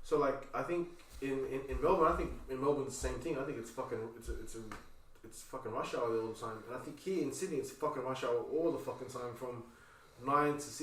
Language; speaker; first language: English; native; English